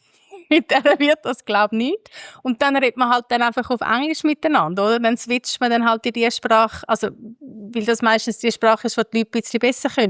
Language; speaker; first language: German; native; German